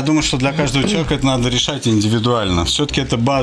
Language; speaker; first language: Russian; native; Russian